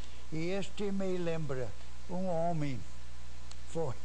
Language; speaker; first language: Portuguese; non-native, fluent; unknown